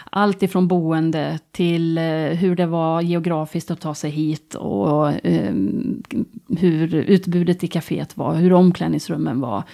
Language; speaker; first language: Swedish; native; Swedish